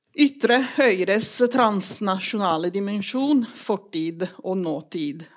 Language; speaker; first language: Norwegian; non-native, fluent; Italian